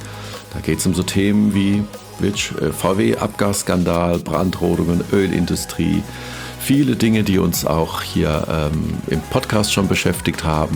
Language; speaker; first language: German; native; German